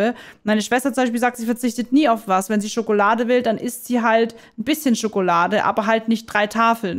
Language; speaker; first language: German; native; German